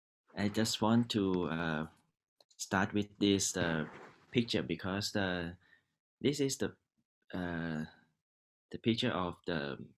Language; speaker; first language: English; non-native, learner; Thai